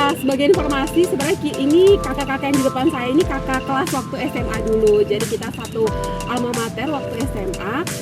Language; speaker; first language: Indonesian; native; Indonesian